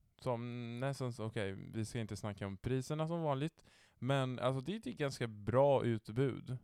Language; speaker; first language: Swedish; non-native, fluent; Italian